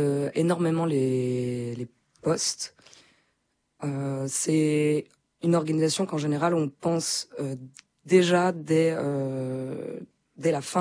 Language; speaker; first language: French; native; French